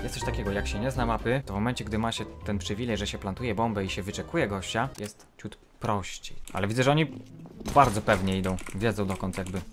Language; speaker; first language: Polish; native; Polish